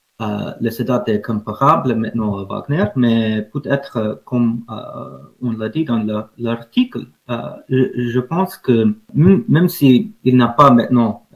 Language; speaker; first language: French; non-native, learner; English